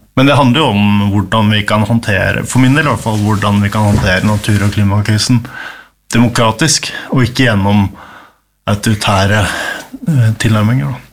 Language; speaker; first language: Norwegian; native; Norwegian